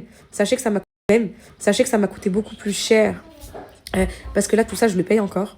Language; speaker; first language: French; native; French